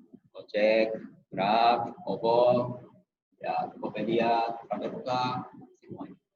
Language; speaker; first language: Indonesian; non-native, fluent; Japanese